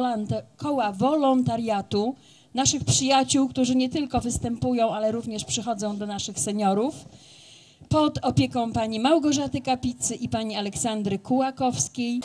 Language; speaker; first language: Polish; native; Polish